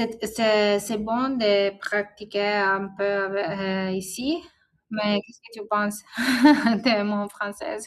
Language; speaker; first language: French; non-native, learner; Italian